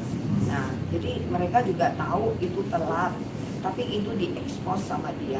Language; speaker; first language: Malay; non-native, local second language; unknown